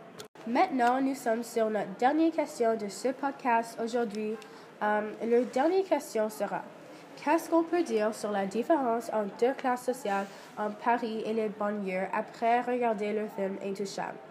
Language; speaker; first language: French; non-native, learner; English